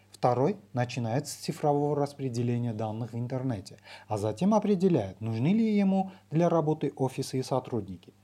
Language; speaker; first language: Russian; non-native, local second language; Armenian